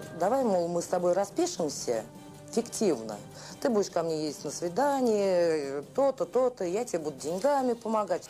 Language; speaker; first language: Russian; native; Russian